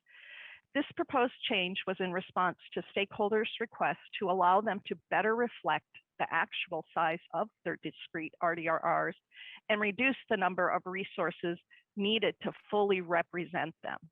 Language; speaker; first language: English; native; English